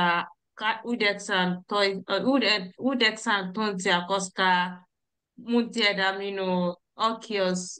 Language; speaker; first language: Finnish; non-native, learner; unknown